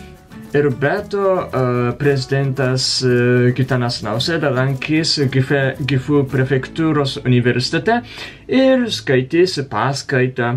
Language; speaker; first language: Lithuanian; non-native, fluent; Japanese